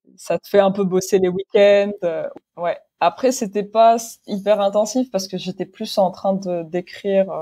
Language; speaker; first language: French; non-native, local second language; Arabic